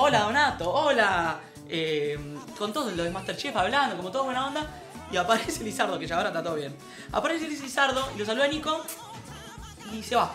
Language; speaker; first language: Spanish; native; Spanish